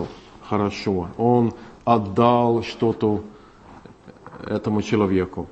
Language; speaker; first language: Russian; non-native, fluent; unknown